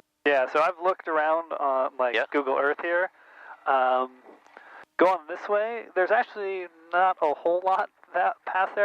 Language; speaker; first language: English; native; English